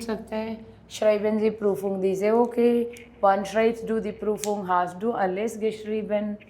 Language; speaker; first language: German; non-native, learner; Hindi